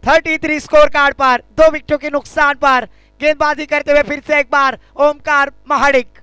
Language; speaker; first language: Hindi; non-native, local second language; Marathi